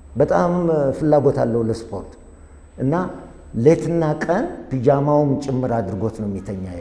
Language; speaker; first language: Amharic; non-native, local second language; Tigrinya